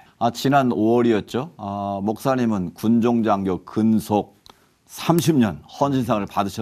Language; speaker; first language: Korean; native; Korean